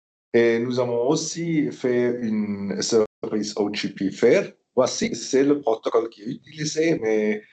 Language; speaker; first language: French; non-native, local second language; German